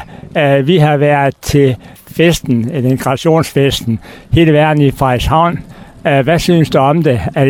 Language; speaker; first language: Danish; native; Danish